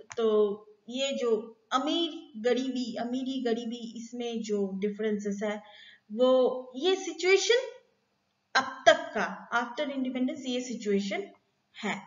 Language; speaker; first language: Hindi; non-native, local second language; Bangla